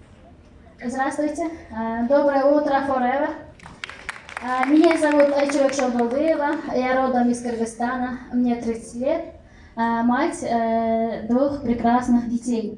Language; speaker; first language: Russian; non-native, local second language; Kyrgyz